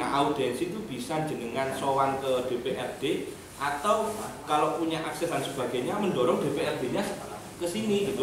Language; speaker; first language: Indonesian; native; Indonesian